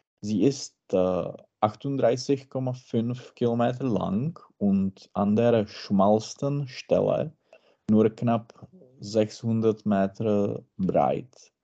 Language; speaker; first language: German; non-native, learner; Czech